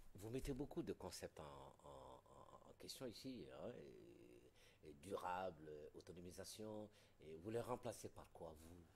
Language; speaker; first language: French; non-native, local second language; Bambara